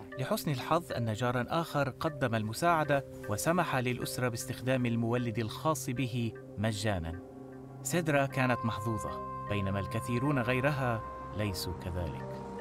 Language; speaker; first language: Arabic; native; Arabic